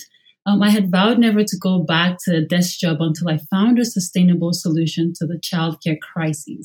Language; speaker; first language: English; non-native, local second language; Yoruba